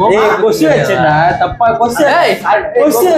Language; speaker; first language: Tamil; native; Tamil